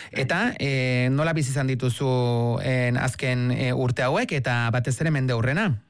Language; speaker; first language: Basque; native; Basque